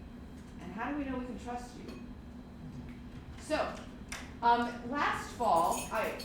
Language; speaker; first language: English; native; English